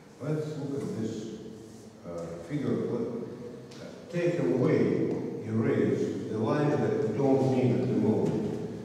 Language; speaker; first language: English; non-native, fluent; Russian